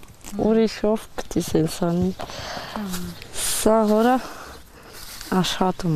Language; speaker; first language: Armenian; non-native, learner; Russian